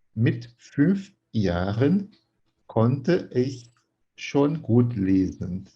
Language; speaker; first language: German; non-native, fluent; Portuguese